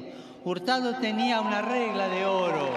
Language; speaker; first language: Spanish; native; Spanish